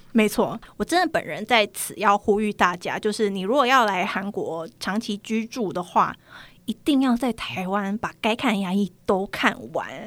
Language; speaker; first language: Chinese; native; Chinese